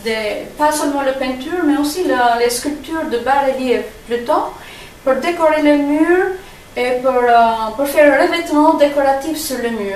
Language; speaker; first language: French; non-native, fluent; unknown